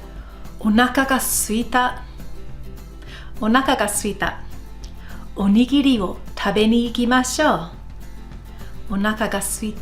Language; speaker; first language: Japanese; non-native, fluent; English